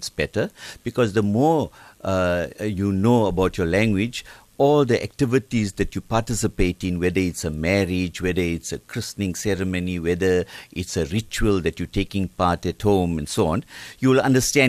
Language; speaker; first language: English; native; English